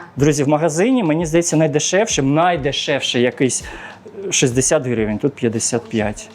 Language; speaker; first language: Ukrainian; non-native, local second language; Russian